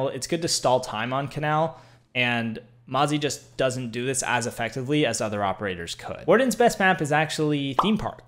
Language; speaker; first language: English; native; English